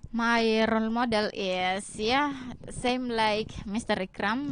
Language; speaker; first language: English; non-native, learner; Indonesian